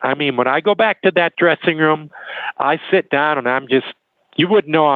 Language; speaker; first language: English; native; English